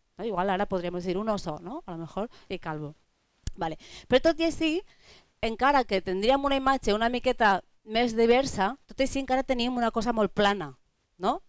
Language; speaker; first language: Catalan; non-native, local second language; Spanish